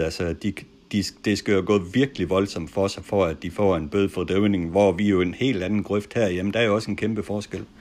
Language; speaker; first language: Danish; native; Danish